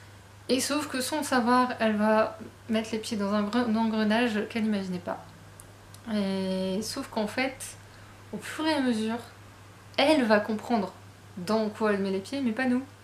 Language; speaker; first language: French; native; French